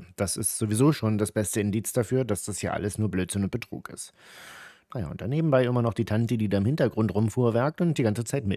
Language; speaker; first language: German; native; German